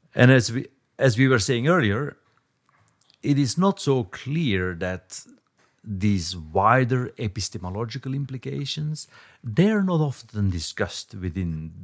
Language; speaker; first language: English; non-native, fluent; Dutch